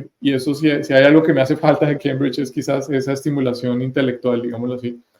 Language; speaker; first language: Spanish; native; Spanish